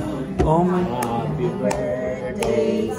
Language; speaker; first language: English; non-native, local second language; Filipino